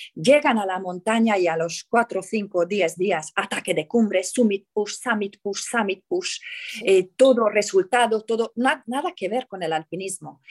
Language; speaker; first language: Spanish; non-native, fluent; Hungarian